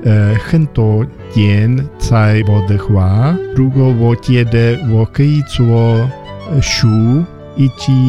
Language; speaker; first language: Chinese; non-native, learner; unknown